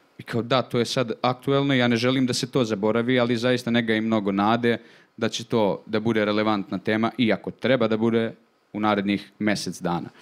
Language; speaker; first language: Serbian; native; Serbian